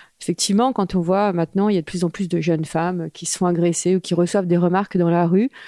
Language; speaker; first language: French; native; French